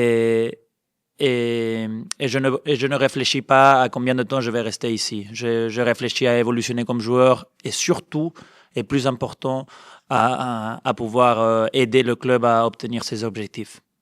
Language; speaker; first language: French; non-native, fluent; Spanish